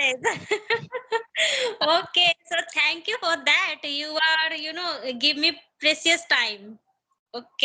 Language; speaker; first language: English; non-native, learner; Hindi